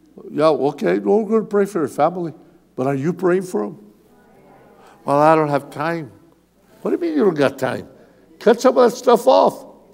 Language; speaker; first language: English; native; English